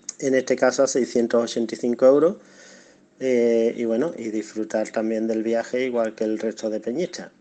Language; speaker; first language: Spanish; native; Spanish